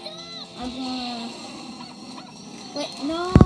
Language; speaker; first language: English; native; English